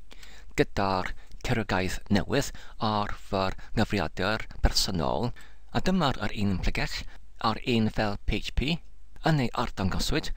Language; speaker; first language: Welsh; non-native, learner; English